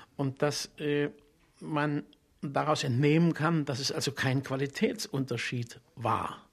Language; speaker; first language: German; native; German